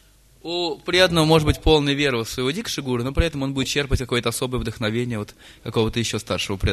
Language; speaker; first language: Russian; native; Russian